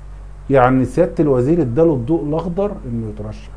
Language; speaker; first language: Arabic; native; Arabic